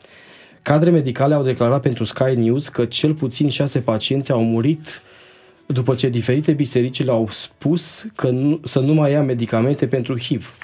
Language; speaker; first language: Romanian; native; Romanian